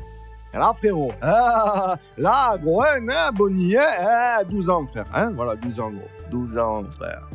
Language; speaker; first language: French; native; French